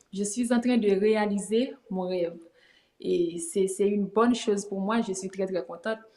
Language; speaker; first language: French; native; French